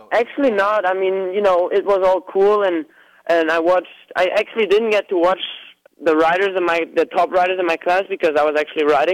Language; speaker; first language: English; non-native, fluent; German